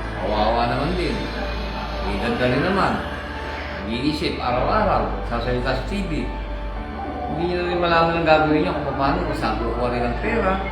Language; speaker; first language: Filipino; native; Filipino